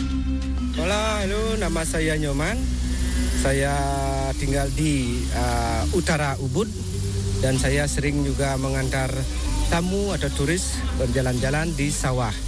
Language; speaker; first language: Indonesian; non-native, local second language; Balinese